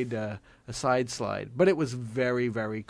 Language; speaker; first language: English; native; English